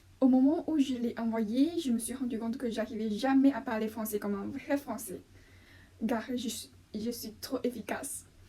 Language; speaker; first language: French; non-native, fluent; Chinese